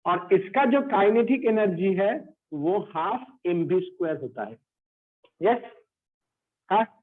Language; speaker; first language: Hindi; non-native, local second language; Bangla